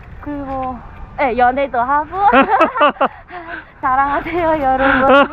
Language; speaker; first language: Korean; non-native, fluent; Filipino